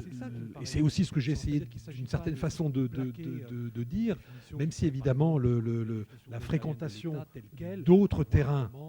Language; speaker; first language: French; native; French